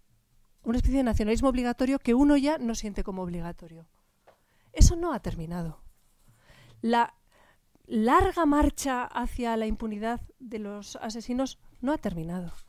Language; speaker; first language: Spanish; native; Spanish